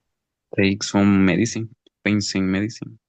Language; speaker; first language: English; non-native, learner; Spanish